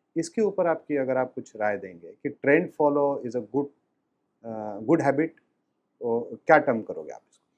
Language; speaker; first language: Hindi; native; Hindi